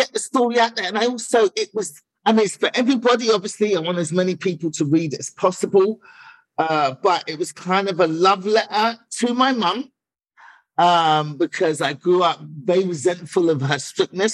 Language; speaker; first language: English; native; English